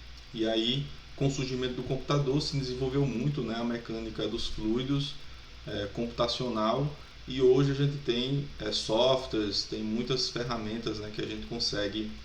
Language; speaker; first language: Portuguese; native; Portuguese